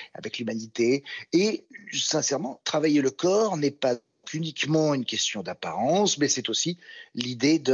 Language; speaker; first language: French; native; French